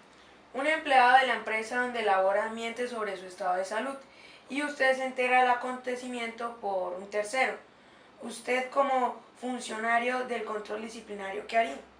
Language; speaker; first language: Spanish; native; Spanish